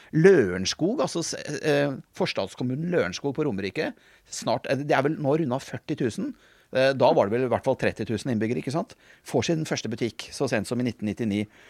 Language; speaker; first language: Norwegian; native; Norwegian